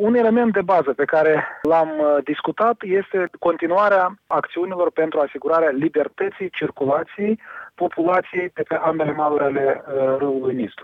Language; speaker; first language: Romanian; native; Romanian